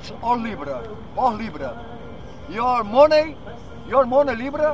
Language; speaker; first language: English; non-native, learner; Portuguese